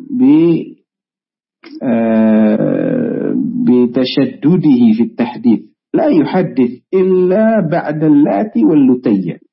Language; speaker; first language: Arabic; non-native, fluent; Indonesian